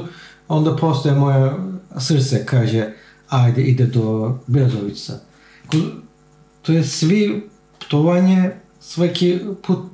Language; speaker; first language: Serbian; non-native, learner; Turkish